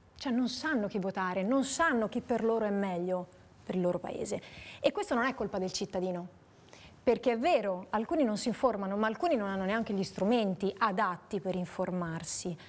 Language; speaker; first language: Italian; native; Italian